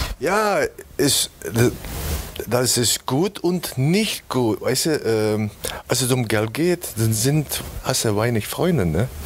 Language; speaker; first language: German; non-native, learner; Dutch